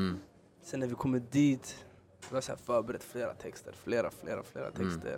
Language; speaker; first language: Swedish; early bilingual, other home language; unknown